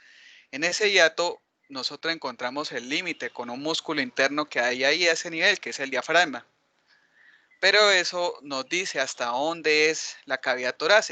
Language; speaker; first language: Spanish; native; Spanish